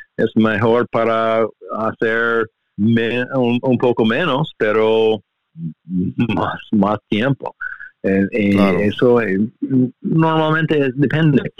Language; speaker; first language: Spanish; non-native, learner; English